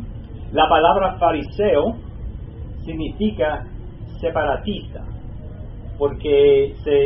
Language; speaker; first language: Spanish; non-native, fluent; English